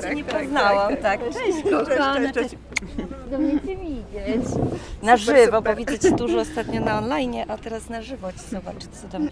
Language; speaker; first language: Polish; native; Polish